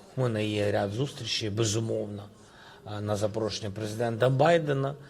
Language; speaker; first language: Ukrainian; non-native, local second language; Russian